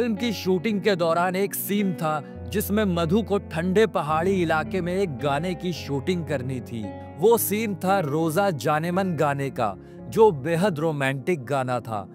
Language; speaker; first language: Hindi; native; Hindi